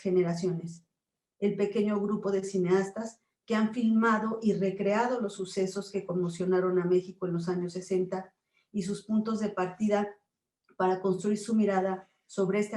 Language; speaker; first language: Spanish; native; Spanish